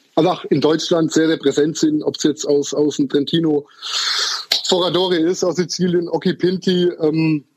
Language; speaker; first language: German; native; German